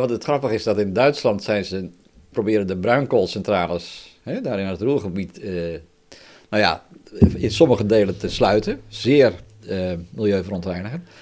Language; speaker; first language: Dutch; native; Dutch